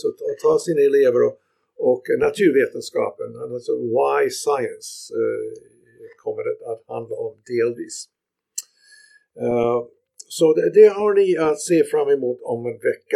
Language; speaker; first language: Swedish; non-native, fluent; English